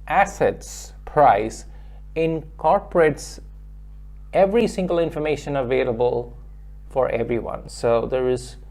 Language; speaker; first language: English; non-native, local second language; Malayalam